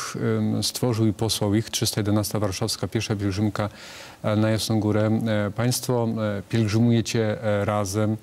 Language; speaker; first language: Polish; native; Polish